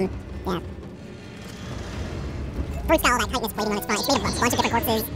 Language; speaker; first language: English; native; English